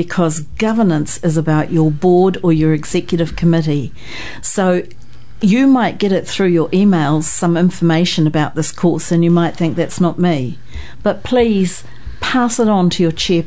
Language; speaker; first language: English; native; English